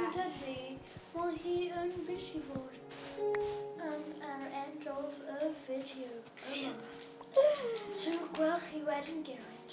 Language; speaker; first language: Welsh; native; Welsh